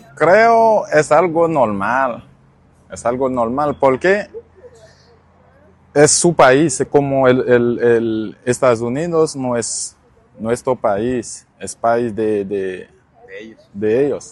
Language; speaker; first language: Spanish; non-native, learner; Haitian Creole